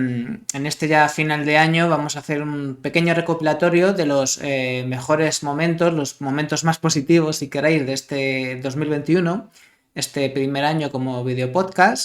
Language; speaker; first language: Spanish; native; Spanish